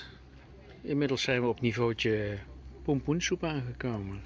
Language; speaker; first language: Dutch; native; Dutch